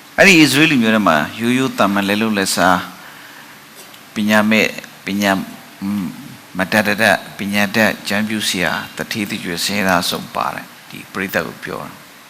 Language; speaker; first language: Burmese; non-native, local second language; S'gaw Karen